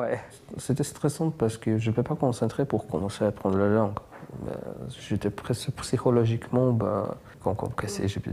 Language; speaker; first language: French; non-native, learner; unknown